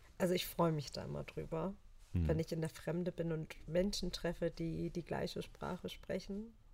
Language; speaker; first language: German; early bilingual, other home language; Turkish